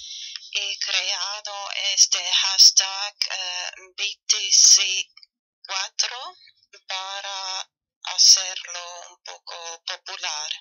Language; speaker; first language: Spanish; non-native, fluent; German